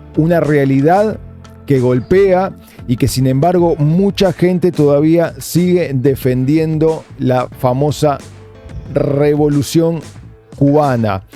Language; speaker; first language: Spanish; native; Spanish